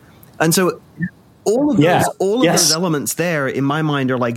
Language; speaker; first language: English; native; English